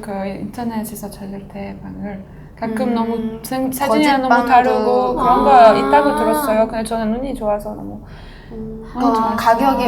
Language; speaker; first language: Korean; non-native, fluent; French